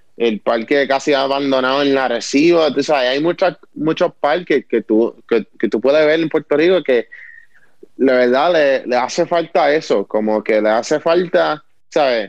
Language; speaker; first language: Spanish; early bilingual, heritage; Spanish